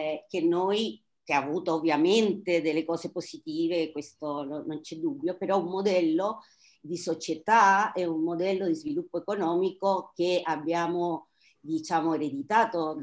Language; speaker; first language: Italian; non-native, fluent; Spanish